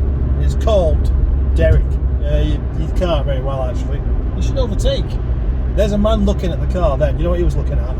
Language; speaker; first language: English; native; English